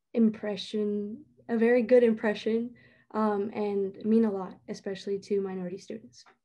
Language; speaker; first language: English; native; English